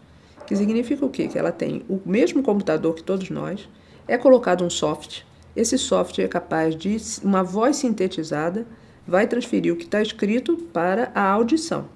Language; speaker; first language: Portuguese; native; Portuguese